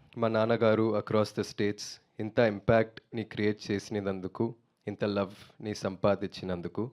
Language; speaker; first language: Telugu; non-native, learner; Tamil